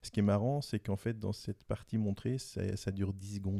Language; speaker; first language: French; native; French